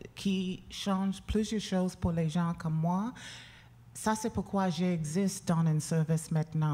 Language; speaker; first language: French; non-native, learner; English